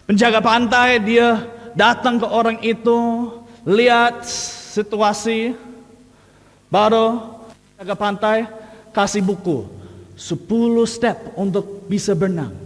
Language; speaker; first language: Indonesian; non-native, fluent; English